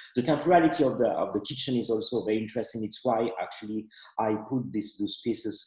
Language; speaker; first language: English; non-native, fluent; Malagasy